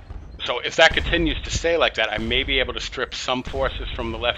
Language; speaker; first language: English; native; English